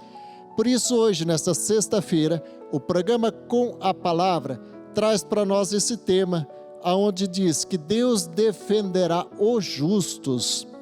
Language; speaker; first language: Portuguese; native; Portuguese